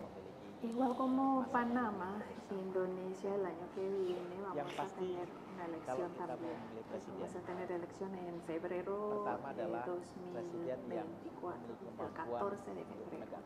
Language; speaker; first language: Spanish; non-native, fluent; Indonesian